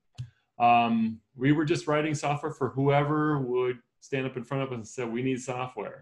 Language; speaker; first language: English; native; English